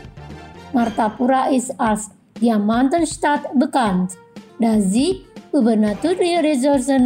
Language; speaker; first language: German; non-native, fluent; Indonesian